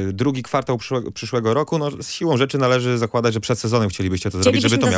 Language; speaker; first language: Polish; native; Polish